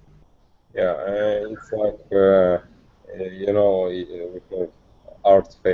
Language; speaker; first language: English; non-native, learner; Russian